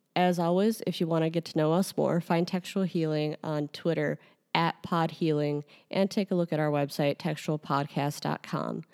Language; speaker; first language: English; native; English